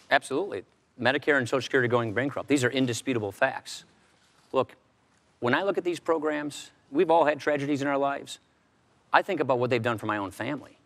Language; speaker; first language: English; native; English